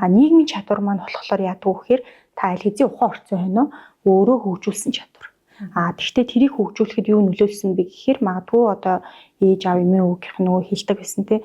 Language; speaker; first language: Mongolian; native; Mongolian